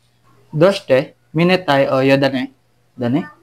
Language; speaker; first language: Japanese; non-native, learner; Filipino